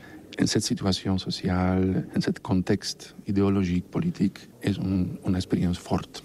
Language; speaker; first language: French; non-native, learner; Polish